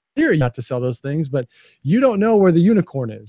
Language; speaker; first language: English; native; English